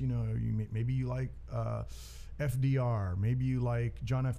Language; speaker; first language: English; early bilingual, other home language; Spanish